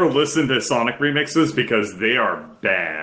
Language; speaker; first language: English; native; English